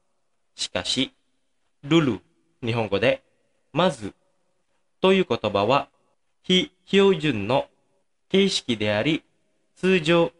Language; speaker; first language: Japanese; non-native, fluent; Indonesian